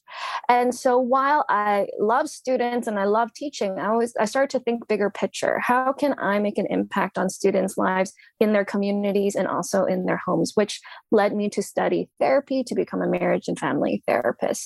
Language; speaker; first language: English; non-native, local second language; Cantonese